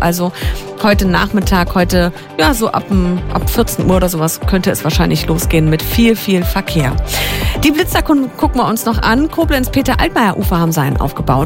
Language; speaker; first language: German; native; German